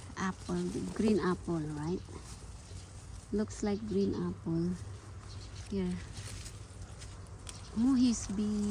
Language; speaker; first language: English; non-native, learner; Filipino